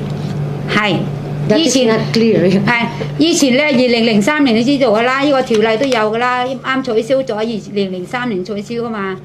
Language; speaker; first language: Cantonese; non-native, fluent; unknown